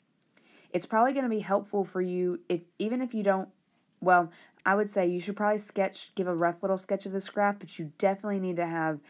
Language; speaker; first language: English; native; English